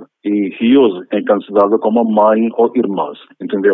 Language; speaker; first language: Portuguese; non-native, fluent; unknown